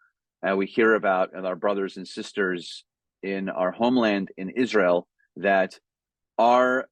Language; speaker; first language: English; native; English